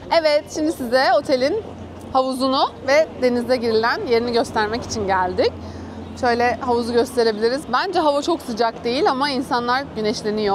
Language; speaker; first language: Turkish; native; Turkish